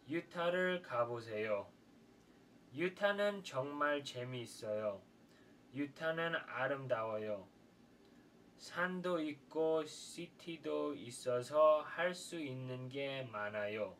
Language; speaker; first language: Korean; non-native, fluent; English